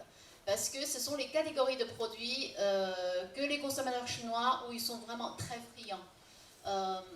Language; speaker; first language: French; non-native, fluent; Chinese